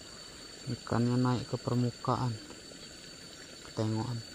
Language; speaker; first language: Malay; non-native, local second language; Javanese